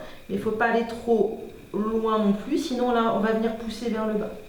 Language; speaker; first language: French; native; French